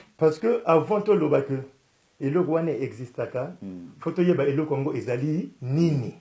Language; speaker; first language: Lingala; native; Lingala